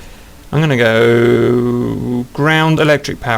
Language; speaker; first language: English; native; English